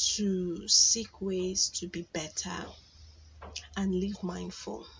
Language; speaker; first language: English; non-native, local second language; Igbo